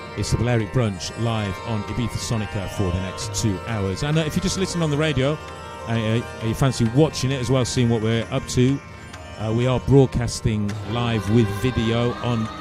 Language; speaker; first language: English; native; English